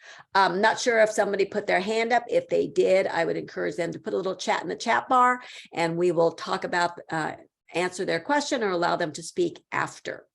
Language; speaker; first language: English; native; English